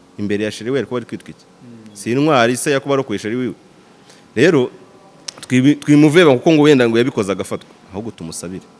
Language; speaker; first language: Kinyarwanda; native; Kinyarwanda